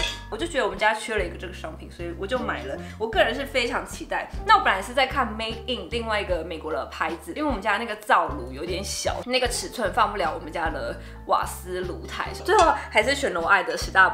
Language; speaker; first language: Chinese; native; Chinese